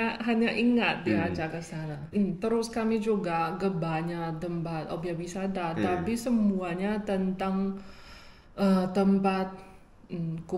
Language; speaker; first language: Indonesian; non-native, fluent; Chinese